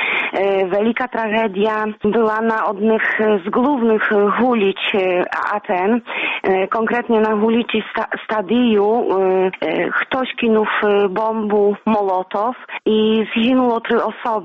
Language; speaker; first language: Polish; non-native, local second language; Belarusian